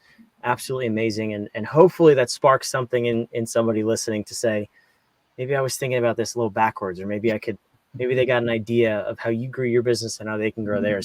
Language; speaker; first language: English; native; English